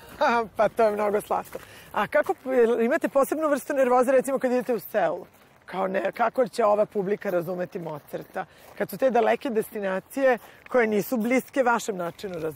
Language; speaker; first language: Serbian; native; Serbian